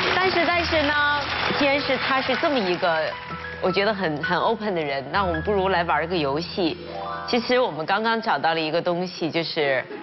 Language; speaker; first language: Chinese; native; Chinese